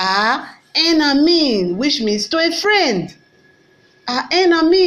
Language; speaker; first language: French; non-native, learner; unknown